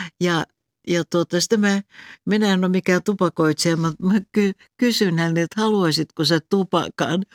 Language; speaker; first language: Finnish; non-native, local second language; Swedish